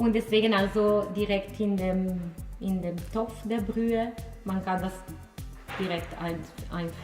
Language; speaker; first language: German; non-native, fluent; Italian